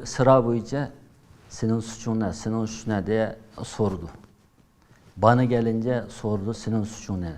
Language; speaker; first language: Turkish; non-native, learner; Uyghur